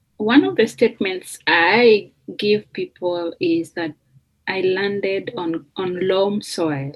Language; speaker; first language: English; non-native, local second language; Luyia